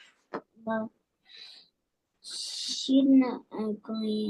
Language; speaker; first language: English; non-native, learner; Vietnamese